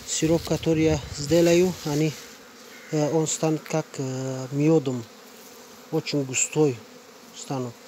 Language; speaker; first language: Russian; non-native, learner; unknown